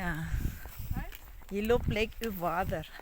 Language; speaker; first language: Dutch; non-native, learner; Cebuano